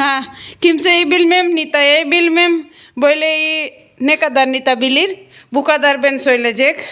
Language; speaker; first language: Turkish; non-native, learner; Gujarati